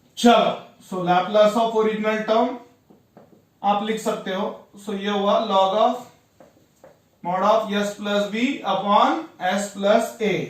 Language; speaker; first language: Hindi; non-native, local second language; Urdu